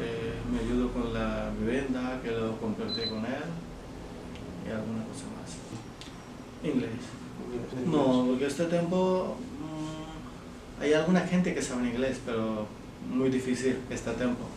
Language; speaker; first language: Spanish; non-native, learner; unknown